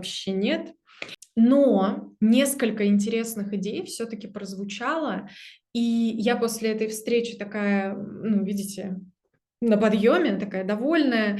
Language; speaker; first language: Russian; native; Russian